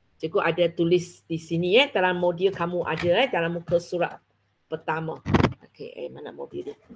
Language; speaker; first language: Malay; non-native, local second language; Chinese